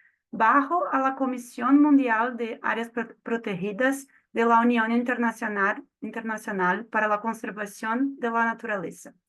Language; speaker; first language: Spanish; non-native, fluent; Portuguese